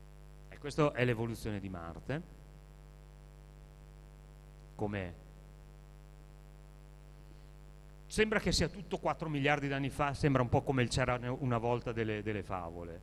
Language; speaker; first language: Italian; native; Italian